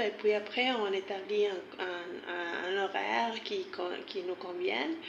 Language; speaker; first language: French; non-native, fluent; Spanish